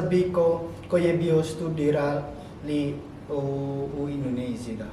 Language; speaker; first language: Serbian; non-native, learner; Indonesian